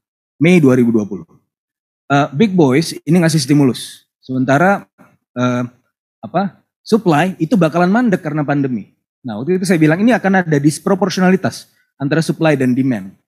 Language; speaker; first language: Indonesian; native; Indonesian